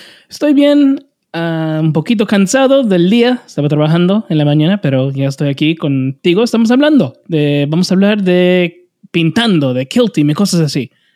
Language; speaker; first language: Spanish; non-native, learner; English